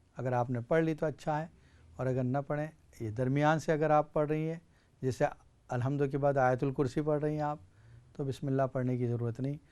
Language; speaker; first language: Urdu; native; Urdu